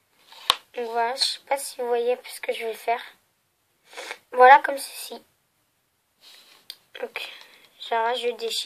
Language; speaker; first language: French; native; French